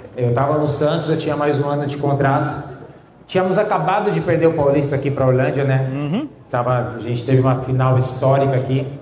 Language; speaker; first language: Portuguese; native; Portuguese